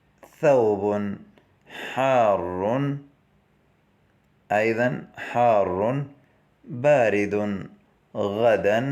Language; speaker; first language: Arabic; non-native, fluent; Urdu